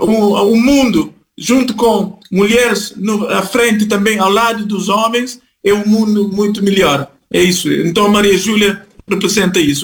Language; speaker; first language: Portuguese; non-native, fluent; Kabuverdianu